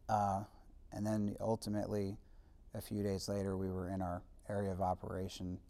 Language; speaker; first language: English; native; English